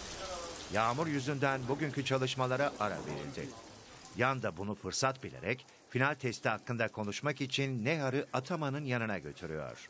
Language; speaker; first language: Turkish; native; Turkish